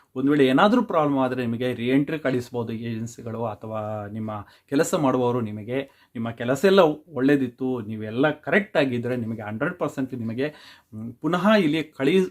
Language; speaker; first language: Kannada; non-native, local second language; Tulu